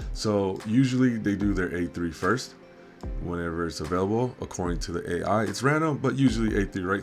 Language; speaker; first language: English; native; English